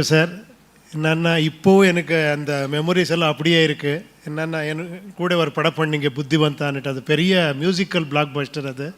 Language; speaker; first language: Tamil; non-native, local second language; Kannada